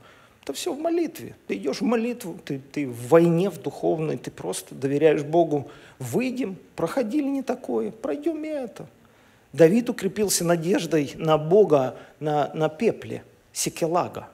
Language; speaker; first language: Russian; native; Russian